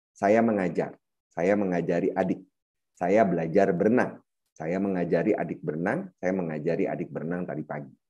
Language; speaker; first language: Indonesian; native; Indonesian